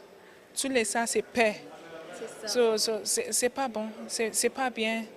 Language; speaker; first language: French; non-native, learner; English